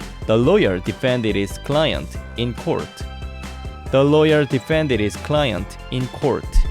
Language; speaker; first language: English; non-native, fluent; Korean